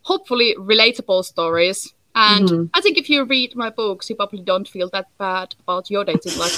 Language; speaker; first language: English; non-native, fluent; Finnish